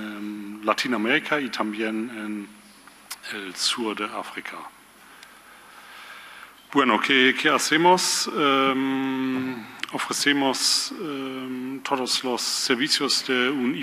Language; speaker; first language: Spanish; non-native, learner; German